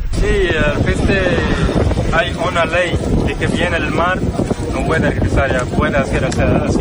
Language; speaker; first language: Spanish; non-native, learner; Arabic